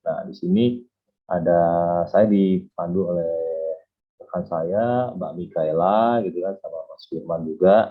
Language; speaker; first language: Indonesian; native; Indonesian